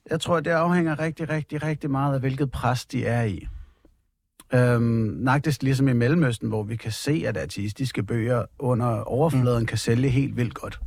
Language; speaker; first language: Danish; native; Danish